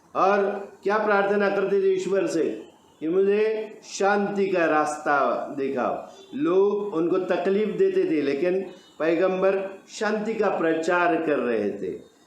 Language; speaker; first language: Hindi; non-native, local second language; Marathi